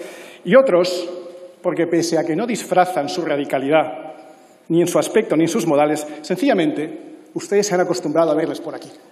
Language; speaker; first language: Spanish; native; Spanish